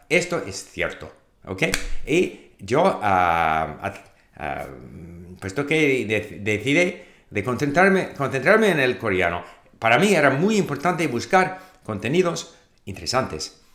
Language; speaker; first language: Spanish; non-native, fluent; English